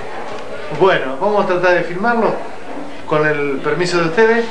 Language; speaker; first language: Spanish; native; Spanish